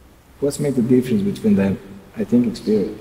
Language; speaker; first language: English; non-native, learner; Serbian